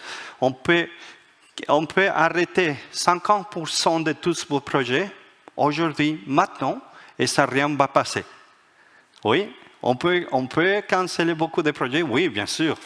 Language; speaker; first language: French; non-native, fluent; Spanish